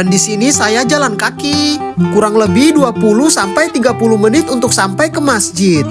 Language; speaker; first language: Indonesian; native; Indonesian